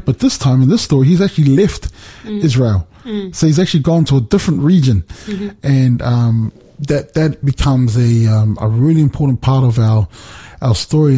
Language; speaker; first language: English; native; English